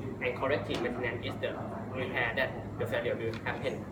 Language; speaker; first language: English; non-native, learner; Thai